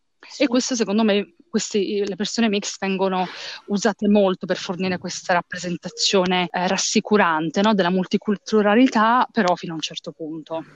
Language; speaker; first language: Italian; early bilingual, other home language; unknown